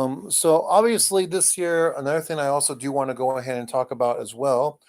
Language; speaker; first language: English; native; English